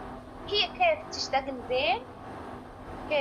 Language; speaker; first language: Arabic; non-native, learner; Oromo